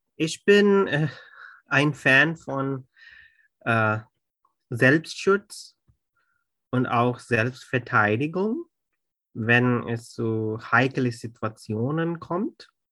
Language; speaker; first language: German; non-native, fluent; Urdu